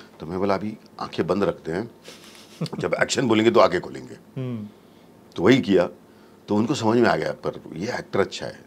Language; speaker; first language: Hindi; non-native, local second language; Marathi